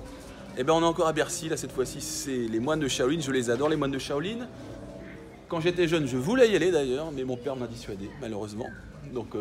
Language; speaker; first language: French; native; French